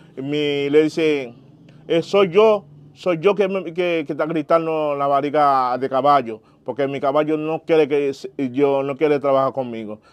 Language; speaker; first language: Spanish; non-native, learner; Haitian Creole